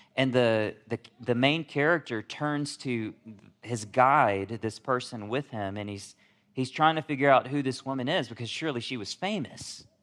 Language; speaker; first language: English; native; English